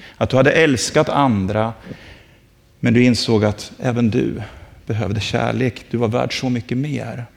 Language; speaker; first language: Swedish; native; Swedish